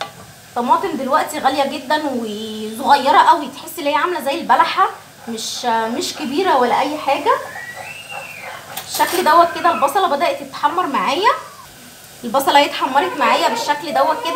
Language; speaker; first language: Arabic; native; Arabic